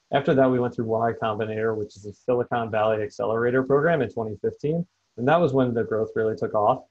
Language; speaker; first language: English; native; English